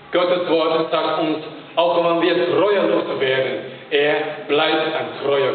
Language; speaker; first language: German; non-native, fluent; Chinese